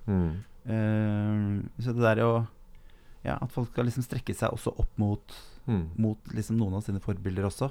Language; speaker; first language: Norwegian; native; Norwegian